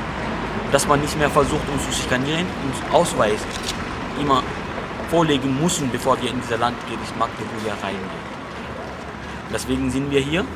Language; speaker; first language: German; non-native, fluent; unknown